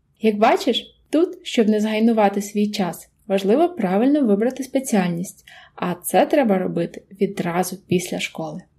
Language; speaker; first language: Ukrainian; native; Ukrainian